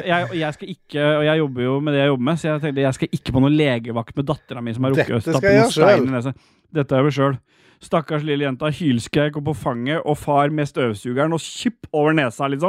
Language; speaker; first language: Norwegian; native; Norwegian